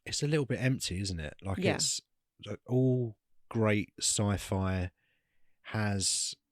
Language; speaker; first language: English; native; English